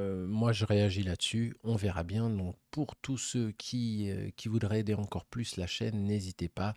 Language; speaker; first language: French; native; French